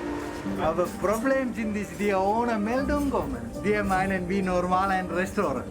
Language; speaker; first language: German; non-native, learner; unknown